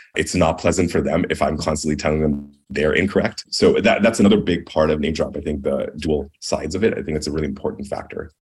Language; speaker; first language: English; early bilingual, other home language; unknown